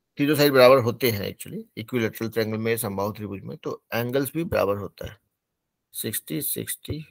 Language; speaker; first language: Hindi; native; Hindi